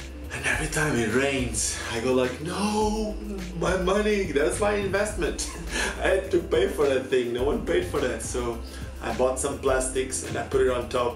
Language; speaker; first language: English; non-native, fluent; Portuguese